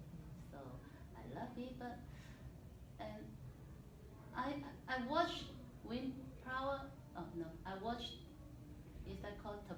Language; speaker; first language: English; non-native, learner; Chinese